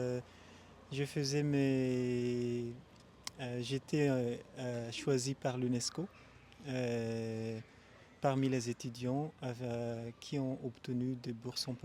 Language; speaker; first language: French; non-native, local second language; Malagasy